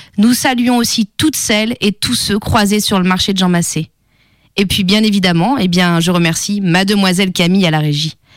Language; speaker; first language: French; native; French